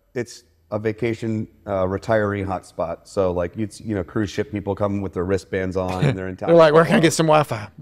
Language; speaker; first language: English; native; English